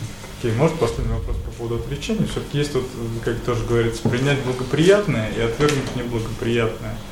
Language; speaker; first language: Russian; native; Russian